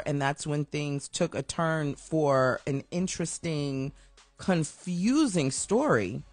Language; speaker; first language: English; native; English